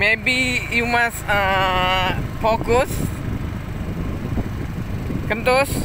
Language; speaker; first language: English; non-native, learner; Indonesian